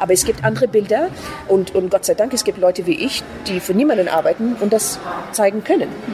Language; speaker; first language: German; non-native, fluent; Persian